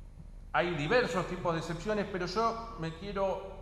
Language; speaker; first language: Spanish; native; Spanish